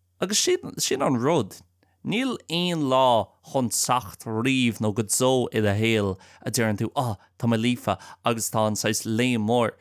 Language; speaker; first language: Irish; non-native, local second language; English